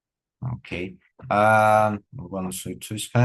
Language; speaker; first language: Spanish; non-native, learner; Portuguese